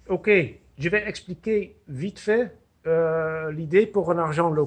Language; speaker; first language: French; non-native, fluent; Dutch